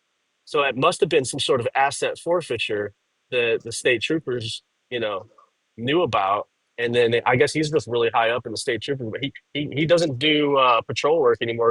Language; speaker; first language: English; native; English